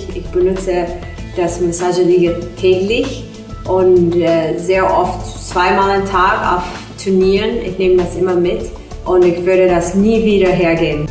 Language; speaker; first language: German; non-native, fluent; English